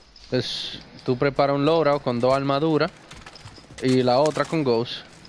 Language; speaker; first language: Spanish; early bilingual, heritage; Spanish